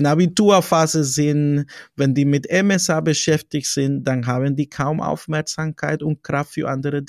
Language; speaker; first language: German; non-native, fluent; Spanish